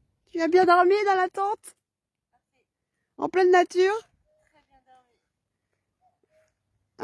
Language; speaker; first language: French; native; French